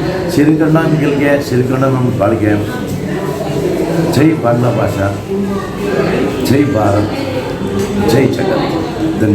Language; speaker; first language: Hindi; non-native, local second language; Kannada